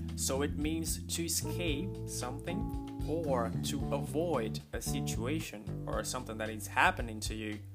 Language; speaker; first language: English; non-native, fluent; Portuguese